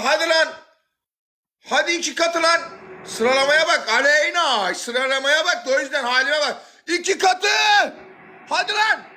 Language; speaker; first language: Turkish; native; Turkish